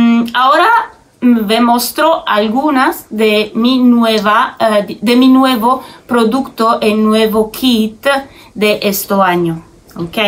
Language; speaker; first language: Spanish; non-native, learner; Italian